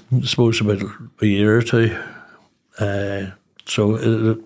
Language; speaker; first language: English; native; English